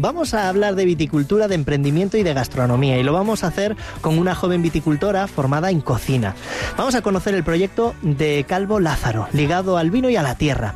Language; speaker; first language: Spanish; native; Spanish